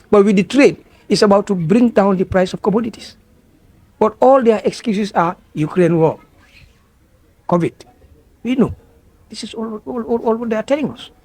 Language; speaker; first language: English; non-native, local second language; Fula